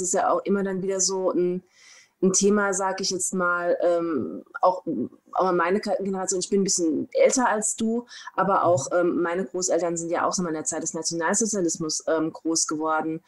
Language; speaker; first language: German; native; German